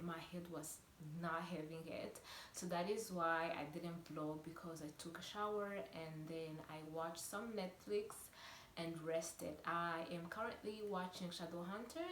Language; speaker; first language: English; non-native, local second language; Kinyarwanda